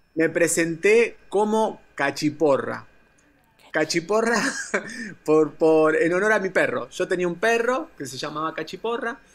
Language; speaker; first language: Spanish; native; Spanish